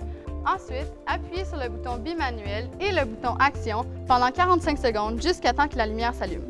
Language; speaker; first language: French; native; French